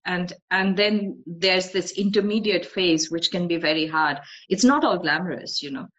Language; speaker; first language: English; non-native, local second language; Bangla